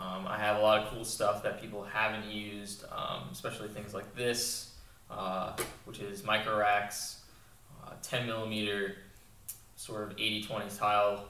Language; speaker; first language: English; native; English